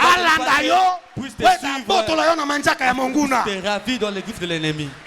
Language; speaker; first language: French; non-native, local second language; Lingala